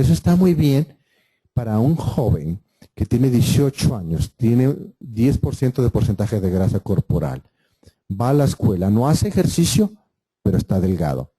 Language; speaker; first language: Spanish; native; Spanish